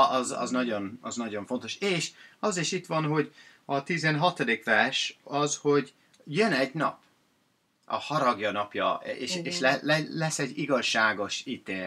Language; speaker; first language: Hungarian; non-native, fluent; English